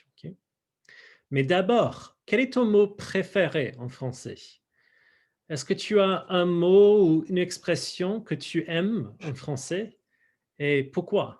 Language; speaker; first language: French; non-native, fluent; English